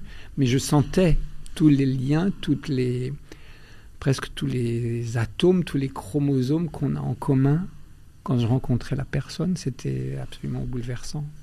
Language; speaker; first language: French; early bilingual, other home language; Albanian